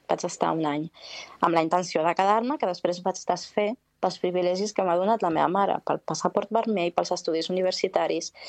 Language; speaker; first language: Catalan; early bilingual, heritage; Catalan